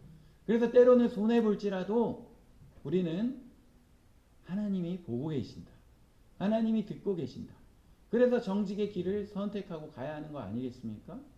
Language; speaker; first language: Korean; native; Korean